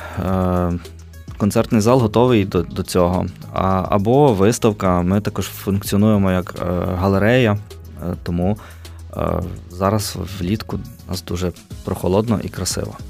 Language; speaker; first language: Ukrainian; native; Ukrainian